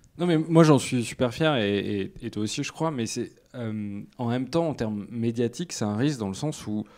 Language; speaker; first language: French; native; French